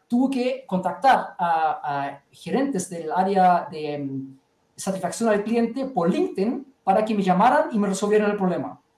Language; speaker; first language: Spanish; early bilingual, heritage; Spanish